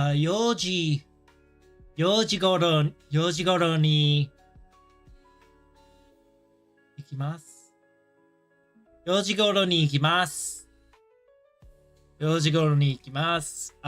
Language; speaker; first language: Japanese; non-native, learner; English